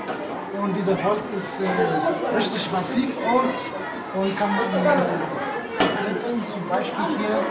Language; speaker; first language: German; non-native, learner; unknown